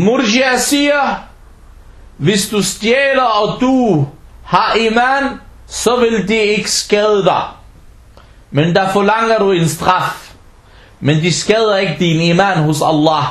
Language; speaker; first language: Danish; early bilingual, other home language; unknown